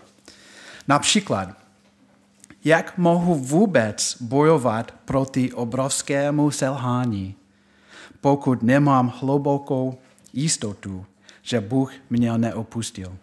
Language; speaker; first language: Czech; non-native, fluent; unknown